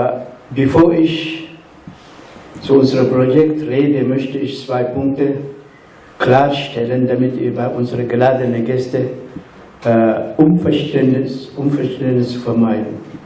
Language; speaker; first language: German; non-native, fluent; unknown